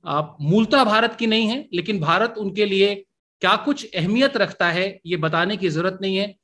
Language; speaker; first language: Hindi; native; Hindi